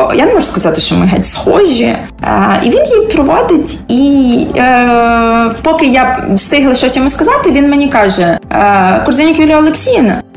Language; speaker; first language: Ukrainian; early bilingual, heritage; Ukrainian